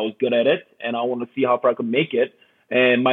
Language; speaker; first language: English; early bilingual, other home language; Korean